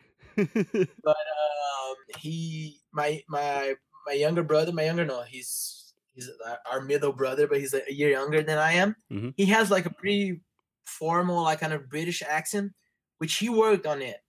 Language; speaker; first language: English; non-native, fluent; Portuguese